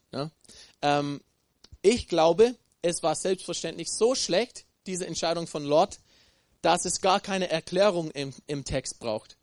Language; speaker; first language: German; non-native, fluent; English